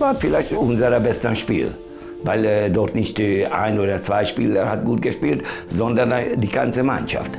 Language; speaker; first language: German; non-native, learner; Hungarian